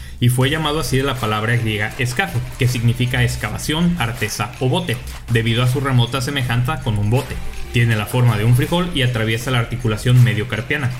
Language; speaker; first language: Spanish; native; Spanish